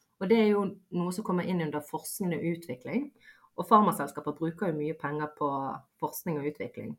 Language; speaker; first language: Norwegian; early bilingual, other home language; Bosnian